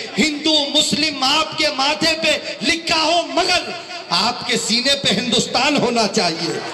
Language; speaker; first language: Hindi; native; Hindi